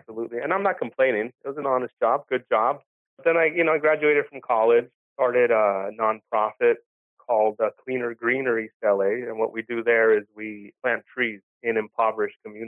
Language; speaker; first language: English; early bilingual, other home language; Spanish